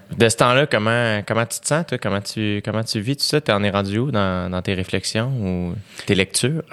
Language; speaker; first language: French; native; French